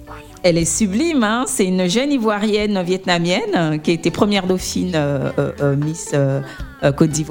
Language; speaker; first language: French; native; French